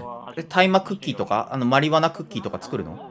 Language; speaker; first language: Japanese; native; Japanese